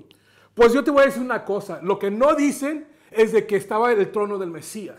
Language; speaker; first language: Spanish; native; Spanish